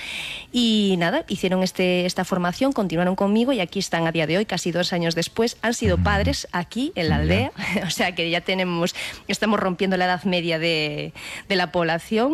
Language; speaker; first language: Spanish; native; Spanish